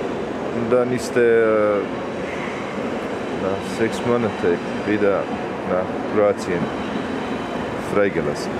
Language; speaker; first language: German; non-native, learner; Bosnian